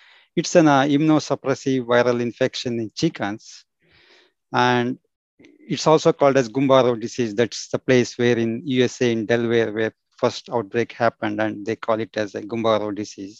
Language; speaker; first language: English; non-native, local second language; Kannada